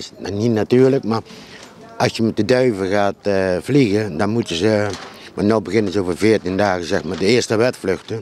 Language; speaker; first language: Dutch; native; Dutch